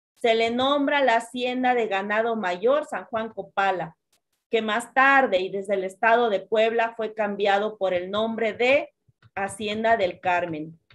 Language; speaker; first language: Spanish; native; Spanish